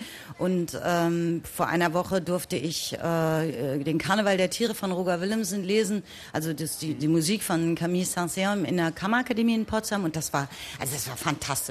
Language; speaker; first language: German; native; German